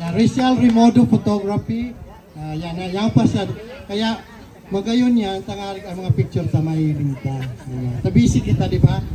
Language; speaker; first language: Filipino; non-native, local second language; Bikol